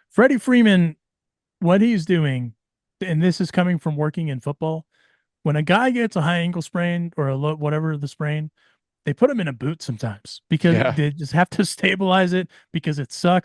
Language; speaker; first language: English; native; English